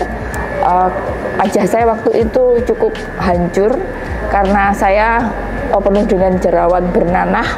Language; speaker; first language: Indonesian; native; Indonesian